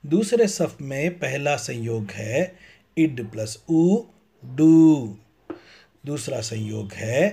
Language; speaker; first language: Hindi; non-native, local second language; Tamil